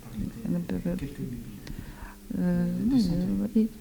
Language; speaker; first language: French; non-native, local second language; Arabic